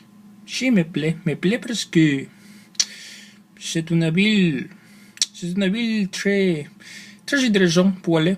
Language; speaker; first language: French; non-native, learner; Spanish